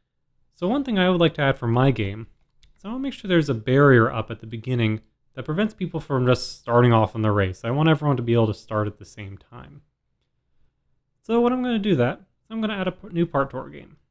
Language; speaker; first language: English; native; English